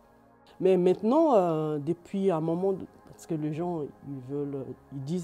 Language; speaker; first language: French; non-native, local second language; Lingala